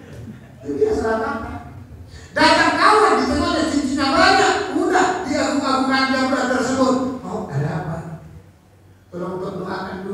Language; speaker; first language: Indonesian; native; Indonesian